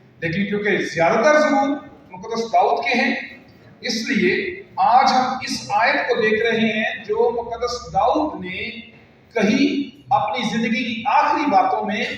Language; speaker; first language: Urdu; non-native, local second language; Punjabi